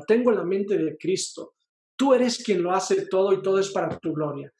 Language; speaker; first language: Spanish; native; Spanish